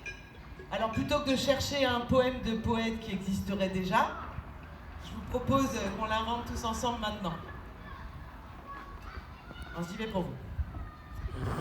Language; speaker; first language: French; native; French